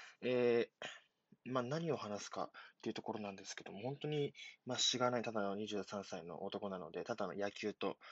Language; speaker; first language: Japanese; native; Japanese